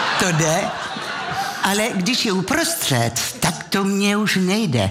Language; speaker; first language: Czech; non-native, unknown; French